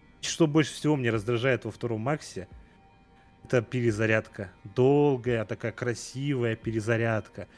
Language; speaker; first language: Russian; native; Russian